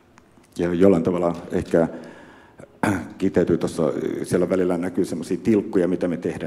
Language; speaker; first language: Finnish; native; Finnish